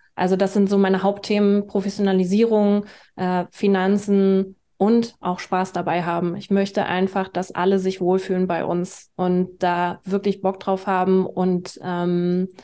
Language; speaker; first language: German; native; German